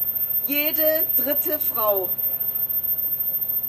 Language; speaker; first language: German; native; German